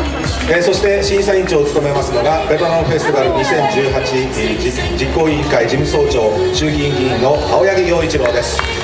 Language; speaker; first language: Japanese; native; Japanese